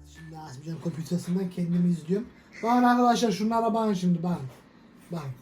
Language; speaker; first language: Turkish; early bilingual, heritage; Turkish